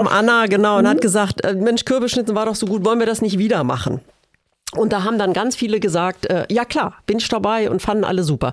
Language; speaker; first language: German; native; German